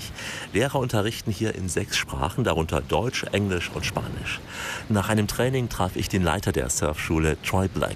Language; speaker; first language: German; native; German